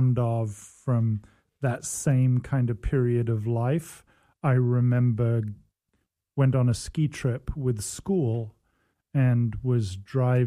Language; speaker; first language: English; native; English